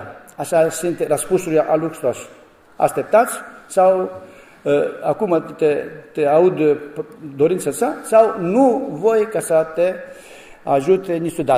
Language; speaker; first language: Romanian; non-native, learner; Greek